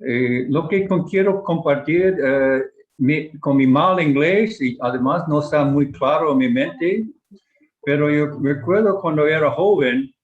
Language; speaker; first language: Spanish; non-native, fluent; English